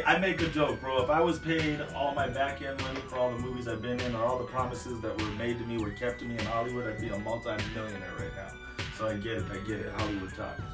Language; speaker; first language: English; native; English